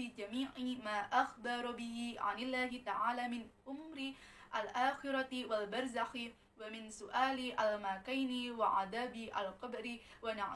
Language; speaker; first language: Arabic; non-native, learner; Indonesian